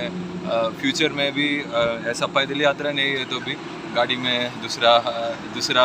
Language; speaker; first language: Hindi; non-native, local second language; Malayalam